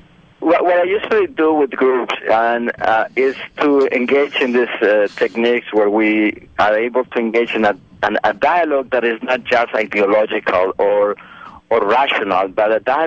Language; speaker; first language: English; non-native, fluent; Spanish